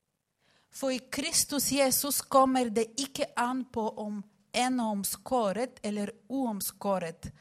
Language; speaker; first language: Swedish; non-native, fluent; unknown